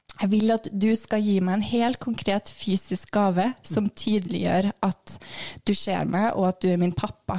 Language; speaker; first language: Norwegian; native; Norwegian